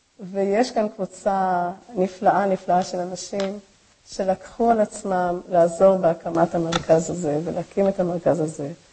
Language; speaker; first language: Hebrew; native; Hebrew